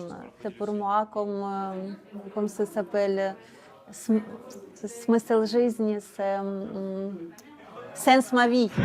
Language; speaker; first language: French; non-native, learner; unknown